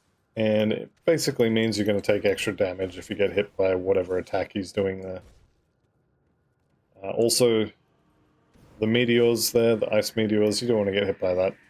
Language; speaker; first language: English; native; English